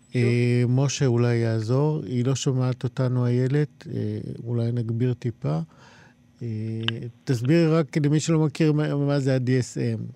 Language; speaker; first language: Hebrew; native; Hebrew